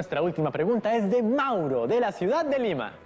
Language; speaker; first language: Spanish; native; Spanish